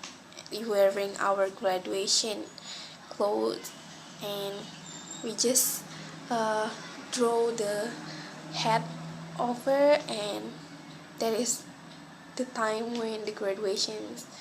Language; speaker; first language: English; non-native, local second language; Malay